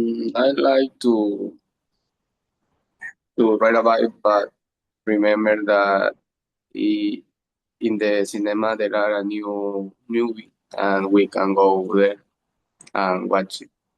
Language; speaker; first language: English; non-native, learner; Spanish